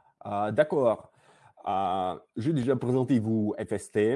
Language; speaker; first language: French; non-native, learner; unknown